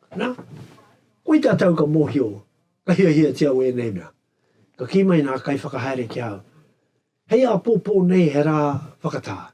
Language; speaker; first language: Māori; native; Māori